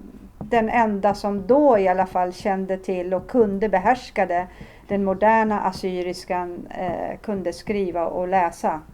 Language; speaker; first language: Swedish; early bilingual, other home language; Assyrian Neo-Aramaic